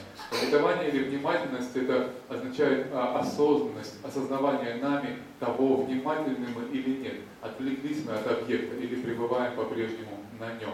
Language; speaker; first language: Russian; native; Russian